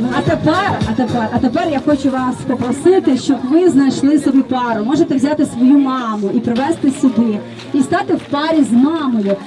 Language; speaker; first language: Ukrainian; native; Ukrainian